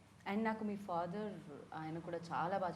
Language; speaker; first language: Telugu; native; Telugu